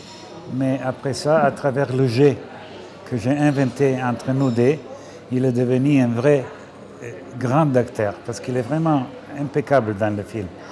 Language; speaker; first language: French; non-native, fluent; Serbian